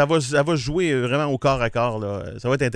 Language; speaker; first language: French; native; French